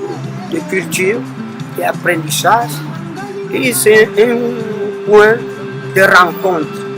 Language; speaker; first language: French; non-native, fluent; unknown